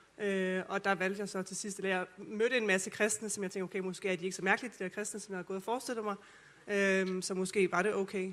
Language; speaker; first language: Danish; native; Danish